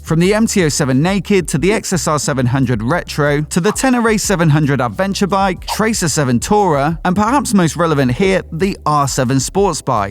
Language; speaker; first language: English; native; English